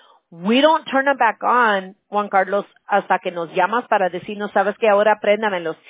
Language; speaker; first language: Spanish; early bilingual, heritage; Spanish